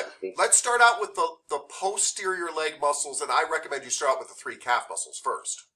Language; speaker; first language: English; native; English